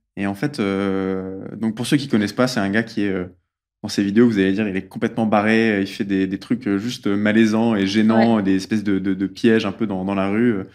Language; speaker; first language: French; native; French